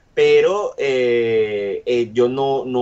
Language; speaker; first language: Spanish; native; Spanish